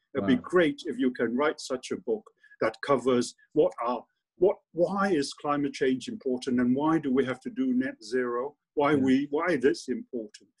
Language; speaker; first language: English; non-native, local second language; Cantonese